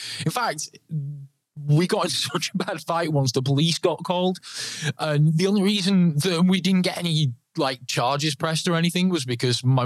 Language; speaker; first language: English; native; English